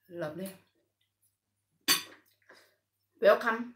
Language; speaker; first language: English; non-native, learner; Thai